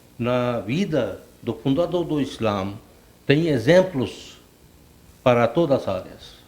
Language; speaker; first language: Portuguese; non-native, fluent; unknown